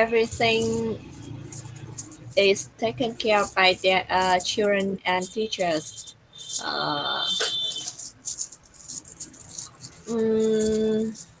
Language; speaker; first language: English; non-native, learner; Vietnamese